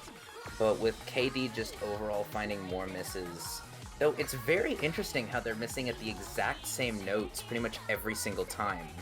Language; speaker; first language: English; native; English